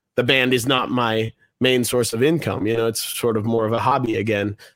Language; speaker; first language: English; native; English